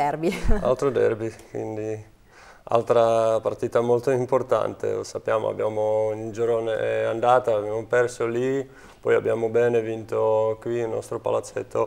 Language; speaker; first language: Italian; non-native, fluent; Czech